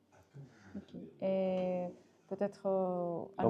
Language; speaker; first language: French; non-native, learner; Russian